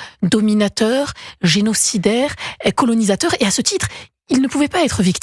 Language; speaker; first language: French; native; French